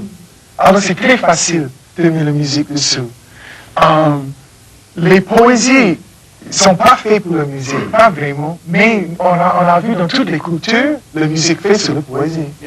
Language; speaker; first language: French; non-native, fluent; English